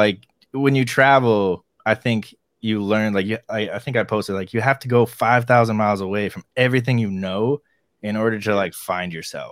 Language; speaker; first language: English; native; English